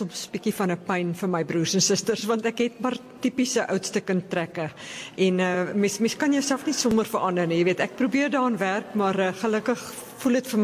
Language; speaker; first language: Afrikaans; native; Afrikaans